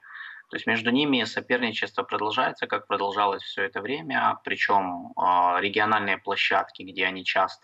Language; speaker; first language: Russian; native; Russian